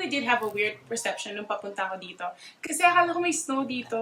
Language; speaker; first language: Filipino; non-native, fluent; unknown